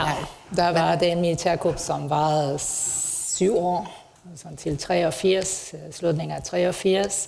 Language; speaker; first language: Danish; non-native, fluent; Spanish